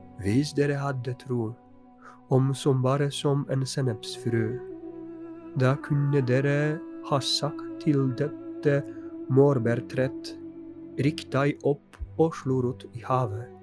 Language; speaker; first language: Norwegian; non-native, fluent; Polish